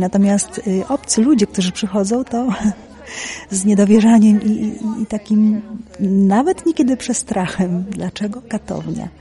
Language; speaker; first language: Polish; native; Polish